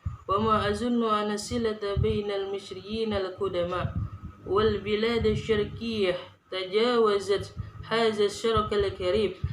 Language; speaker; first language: Arabic; non-native, learner; Indonesian